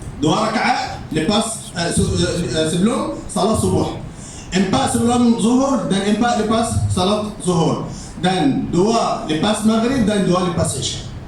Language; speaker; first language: Malay; non-native, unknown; Arabic